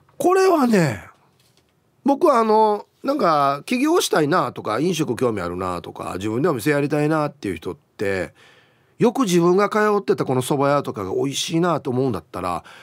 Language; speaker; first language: Japanese; native; Japanese